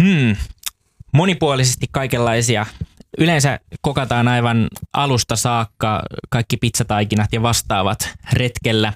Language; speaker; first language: Finnish; native; Finnish